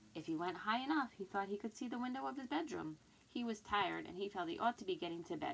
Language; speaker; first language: English; native; English